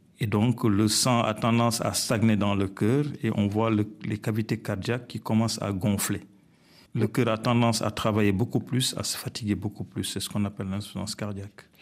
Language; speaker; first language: French; non-native, local second language; Wolof